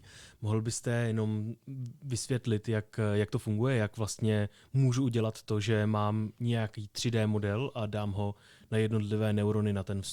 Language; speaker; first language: Czech; native; Czech